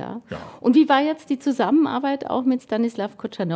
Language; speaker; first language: German; native; German